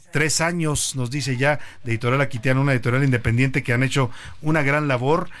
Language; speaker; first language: Spanish; native; Spanish